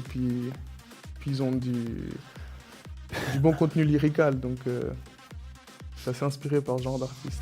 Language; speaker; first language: French; early bilingual, other home language; Spanish